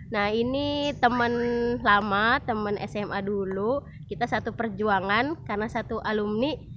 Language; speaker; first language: Indonesian; non-native, local second language; Javanese